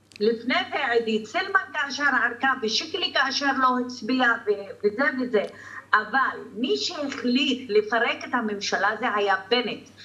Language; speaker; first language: Hebrew; non-native, local second language; Arabic